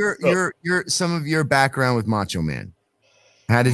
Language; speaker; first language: English; native; English